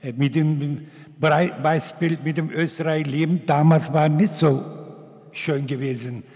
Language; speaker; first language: German; non-native, learner; Turkish